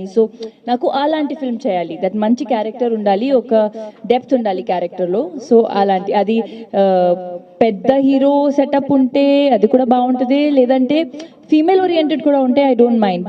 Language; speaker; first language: Telugu; non-native, fluent; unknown